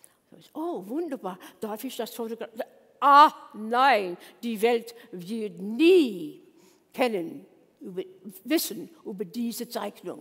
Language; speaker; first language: German; non-native, learner; English